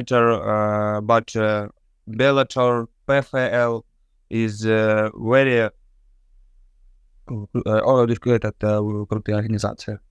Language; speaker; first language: English; non-native, learner; Ukrainian